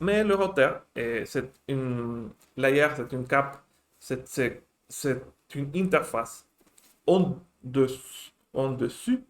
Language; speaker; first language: French; non-native, fluent; Spanish